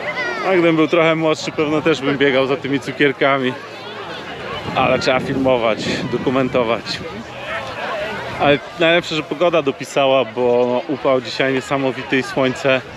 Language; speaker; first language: Polish; native; Polish